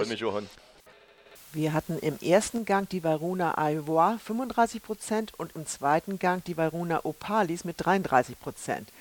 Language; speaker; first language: German; native; German